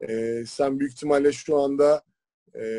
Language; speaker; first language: Turkish; native; Turkish